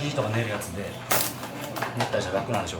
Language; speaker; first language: Japanese; native; Japanese